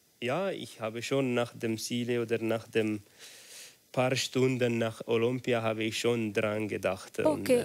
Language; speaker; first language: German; non-native, learner; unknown